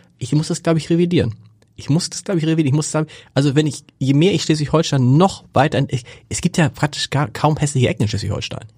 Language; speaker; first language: German; native; German